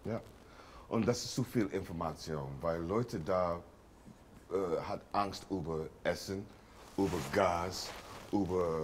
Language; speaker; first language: German; non-native, learner; English